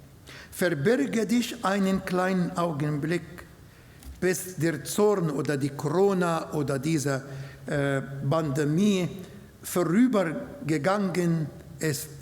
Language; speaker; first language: German; non-native, learner; Arabic